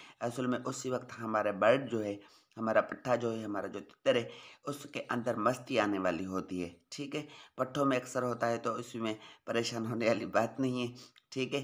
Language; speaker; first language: Hindi; non-native, local second language; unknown